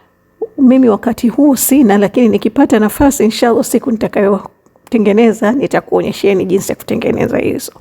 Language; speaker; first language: Swahili; native; Swahili